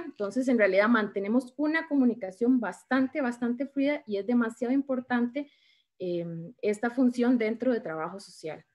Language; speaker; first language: Spanish; native; Spanish